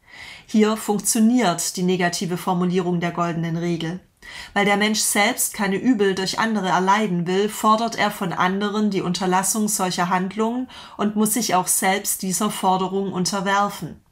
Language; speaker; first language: German; native; German